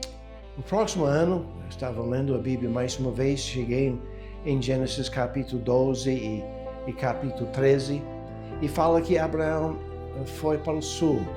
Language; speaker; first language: Portuguese; non-native, fluent; English